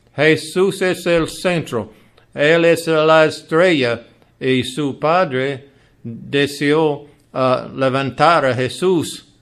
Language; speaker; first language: Spanish; non-native, learner; English